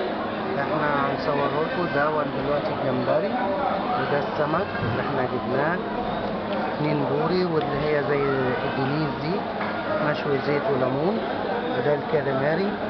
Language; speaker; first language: Arabic; native; Arabic